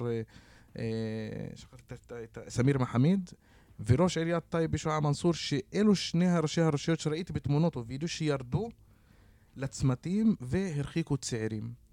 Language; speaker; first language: Hebrew; non-native, local second language; Arabic